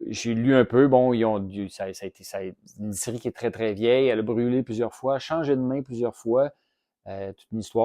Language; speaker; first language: French; native; French